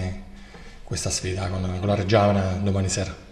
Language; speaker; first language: Italian; native; Italian